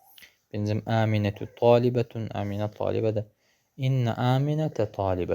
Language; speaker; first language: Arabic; non-native, fluent; Pashto